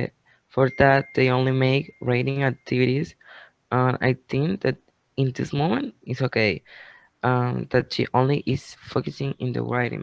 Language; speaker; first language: English; non-native, learner; Spanish